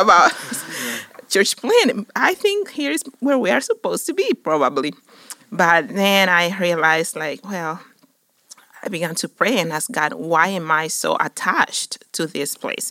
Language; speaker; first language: English; non-native, fluent; Spanish